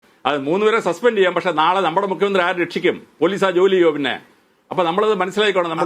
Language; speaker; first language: Malayalam; native; Malayalam